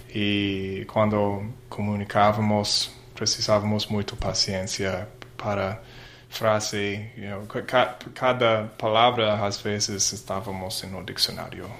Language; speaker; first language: Portuguese; non-native, learner; English